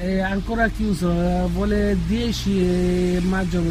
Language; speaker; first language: Italian; non-native, learner; Bangla